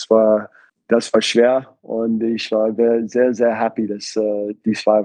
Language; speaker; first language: German; non-native, fluent; English